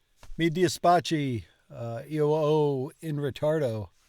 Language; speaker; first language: Italian; non-native, learner; English